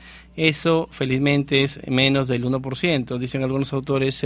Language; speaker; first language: Spanish; native; Spanish